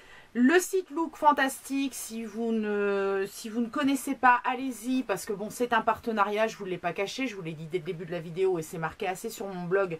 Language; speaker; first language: French; native; French